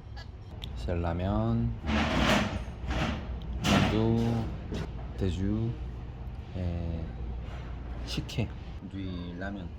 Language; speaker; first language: French; non-native, learner; Korean